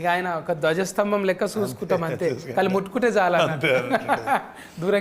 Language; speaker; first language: Telugu; native; Telugu